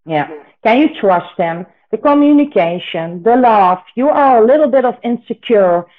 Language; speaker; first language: English; non-native, fluent; Dutch